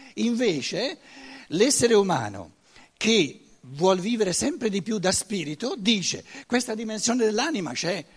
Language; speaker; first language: Italian; non-native, fluent; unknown